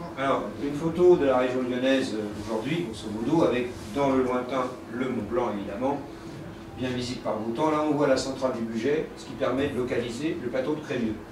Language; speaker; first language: French; native; French